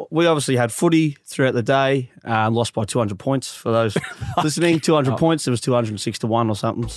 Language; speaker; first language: English; native; English